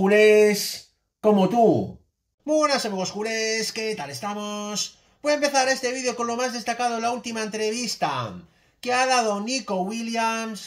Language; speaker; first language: Spanish; native; Spanish